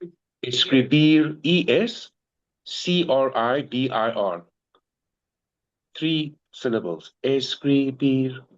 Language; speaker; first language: Spanish; non-native, learner; English